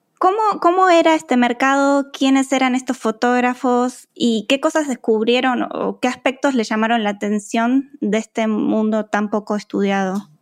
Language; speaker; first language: Spanish; native; Spanish